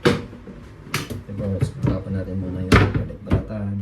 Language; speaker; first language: Filipino; native; Filipino